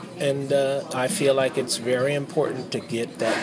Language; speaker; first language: English; native; English